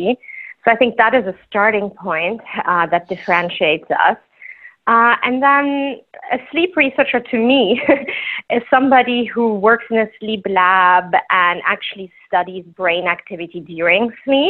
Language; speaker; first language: English; non-native, fluent; Luxembourgish